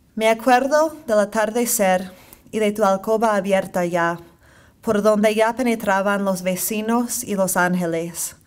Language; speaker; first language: Spanish; non-native, fluent; English